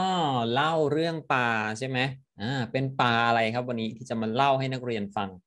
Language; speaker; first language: Thai; native; Thai